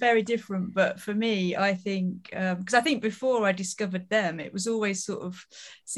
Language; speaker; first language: English; native; English